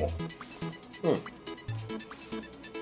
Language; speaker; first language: Chinese; non-native, learner; Japanese